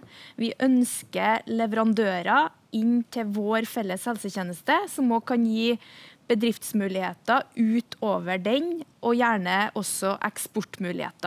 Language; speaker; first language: Norwegian; native; Norwegian